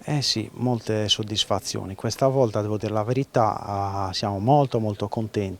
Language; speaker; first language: Italian; native; Italian